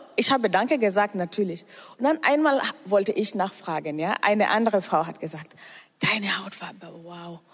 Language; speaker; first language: German; non-native, fluent; Swahili